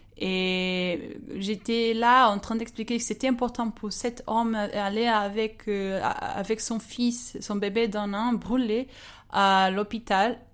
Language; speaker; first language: French; non-native, fluent; Portuguese